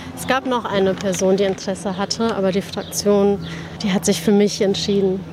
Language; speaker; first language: German; early bilingual, other home language; Persian